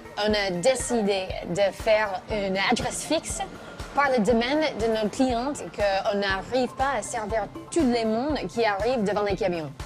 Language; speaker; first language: French; non-native, fluent; English